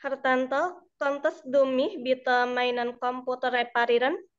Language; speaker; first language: German; non-native, learner; Indonesian